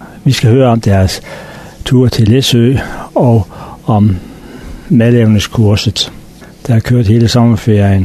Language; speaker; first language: Danish; native; Danish